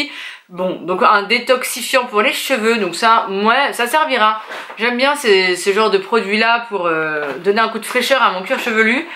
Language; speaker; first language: French; native; French